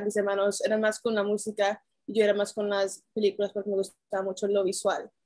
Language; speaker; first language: Spanish; early bilingual, heritage; Spanish